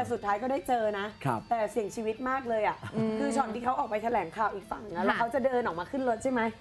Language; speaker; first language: Thai; native; Thai